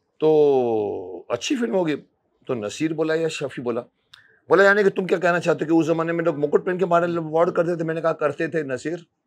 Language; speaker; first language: Hindi; native; Hindi